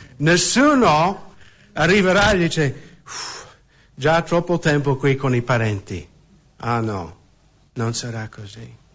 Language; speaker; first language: Italian; non-native, fluent; English